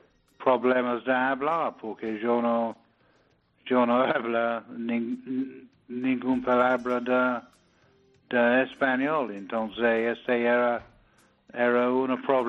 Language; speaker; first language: Spanish; non-native, learner; English